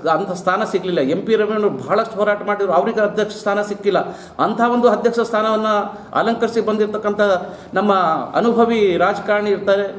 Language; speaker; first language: Kannada; non-native, local second language; Lambadi